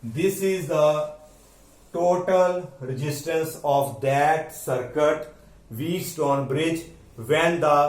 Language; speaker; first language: English; non-native, local second language; Punjabi